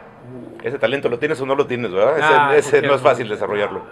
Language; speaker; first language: Spanish; native; Spanish